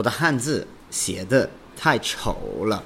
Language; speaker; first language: Chinese; non-native, learner; English